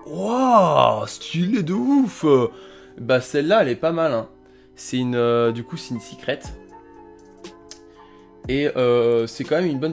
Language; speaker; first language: French; native; French